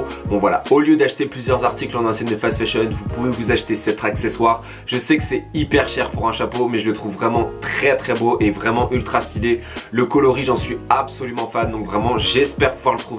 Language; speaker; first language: French; native; French